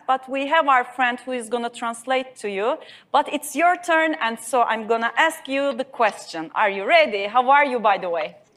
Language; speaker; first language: English; non-native, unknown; Turkish